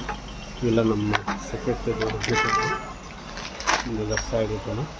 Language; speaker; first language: Kannada; native; Kannada